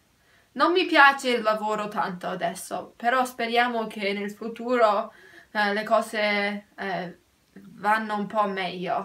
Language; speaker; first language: Italian; early bilingual, heritage; Italian